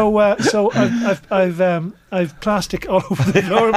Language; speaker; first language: English; native; English